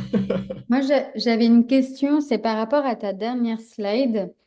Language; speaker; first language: French; native; French